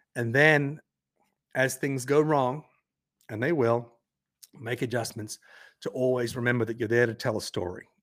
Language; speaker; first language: English; native; English